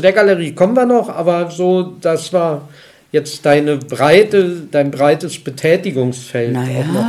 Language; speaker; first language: German; native; German